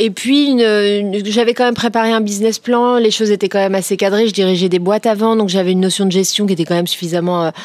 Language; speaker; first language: French; native; French